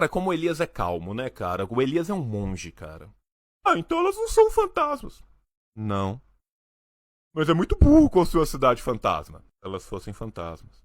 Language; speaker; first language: Portuguese; native; Portuguese